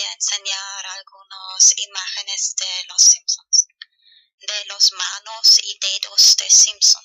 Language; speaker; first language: Spanish; non-native, fluent; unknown